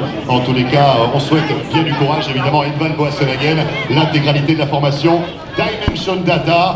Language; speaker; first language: French; native; French